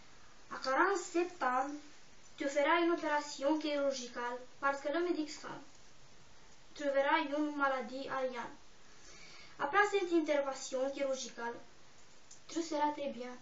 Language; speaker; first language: French; non-native, learner; Romanian